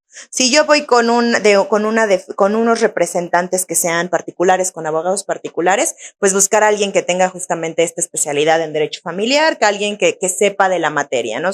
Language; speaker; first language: Spanish; native; Spanish